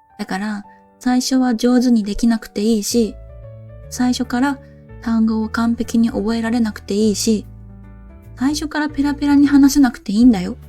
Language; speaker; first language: Japanese; native; Japanese